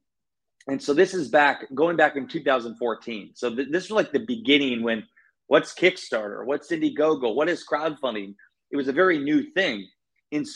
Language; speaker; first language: English; native; English